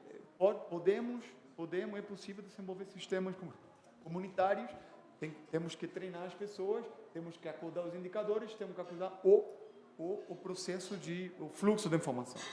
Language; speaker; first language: Portuguese; non-native, fluent; Spanish